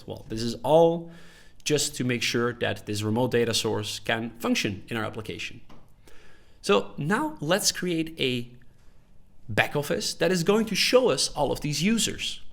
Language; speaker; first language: English; non-native, fluent; Dutch